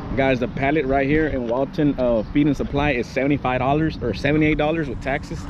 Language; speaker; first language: English; early bilingual, other home language; Spanish